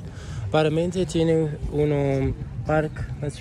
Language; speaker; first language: Spanish; non-native, learner; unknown